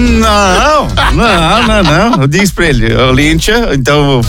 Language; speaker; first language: Portuguese; native; Portuguese